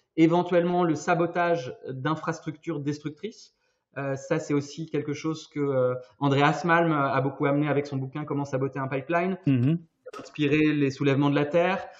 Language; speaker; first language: French; native; French